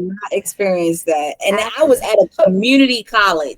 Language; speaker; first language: English; native; English